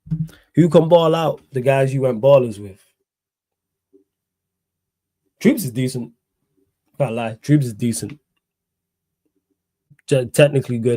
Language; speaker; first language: English; native; English